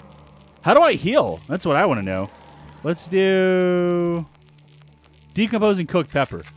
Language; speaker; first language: English; native; English